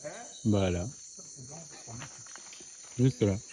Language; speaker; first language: French; native; French